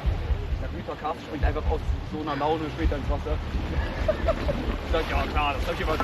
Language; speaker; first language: German; native; German